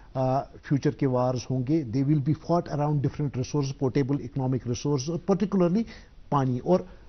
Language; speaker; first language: Hindi; non-native, local second language; Kashmiri